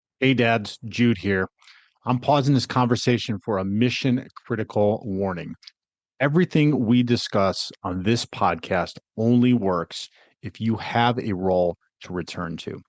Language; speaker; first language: English; native; English